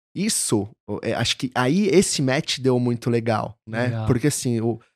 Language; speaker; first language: Portuguese; native; Portuguese